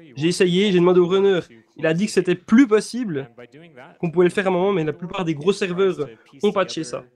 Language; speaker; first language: French; native; French